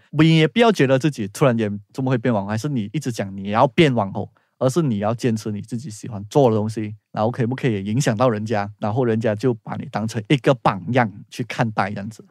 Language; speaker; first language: Chinese; native; Chinese